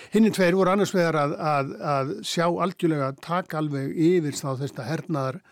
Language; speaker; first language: Icelandic; native; Icelandic